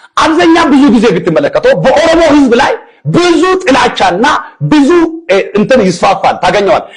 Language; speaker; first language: Amharic; non-native, local second language; Oromo